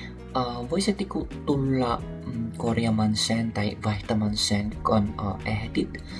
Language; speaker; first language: Finnish; non-native, learner; Filipino